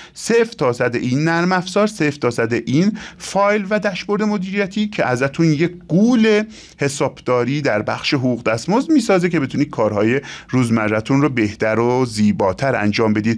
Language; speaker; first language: Persian; native; Persian